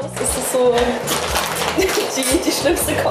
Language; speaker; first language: German; native; German